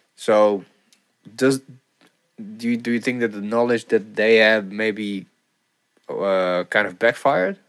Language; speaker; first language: English; non-native, fluent; Bulgarian